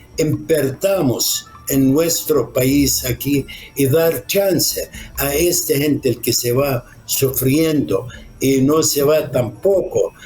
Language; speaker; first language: Spanish; non-native, fluent; Arabic